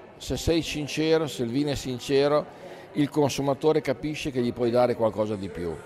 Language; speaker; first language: Italian; native; Italian